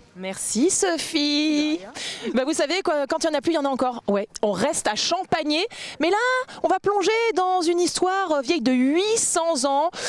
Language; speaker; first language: French; native; French